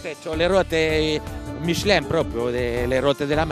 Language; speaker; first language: Italian; native; Italian